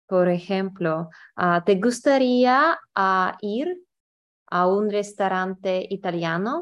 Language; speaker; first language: Spanish; non-native, learner; English